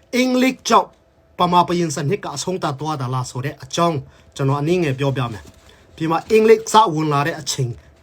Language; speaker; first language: Burmese; non-native, local second language; Hakha Chin